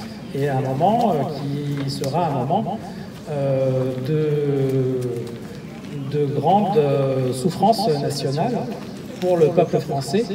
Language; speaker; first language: French; native; French